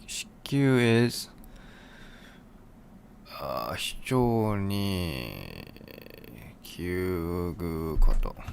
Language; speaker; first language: Japanese; non-native, learner; English